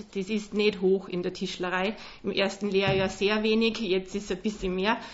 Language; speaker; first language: German; native; German